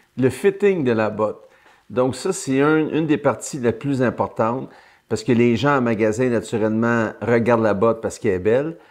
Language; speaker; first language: French; native; French